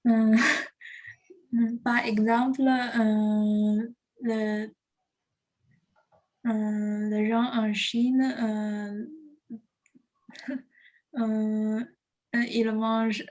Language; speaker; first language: French; non-native, learner; Chinese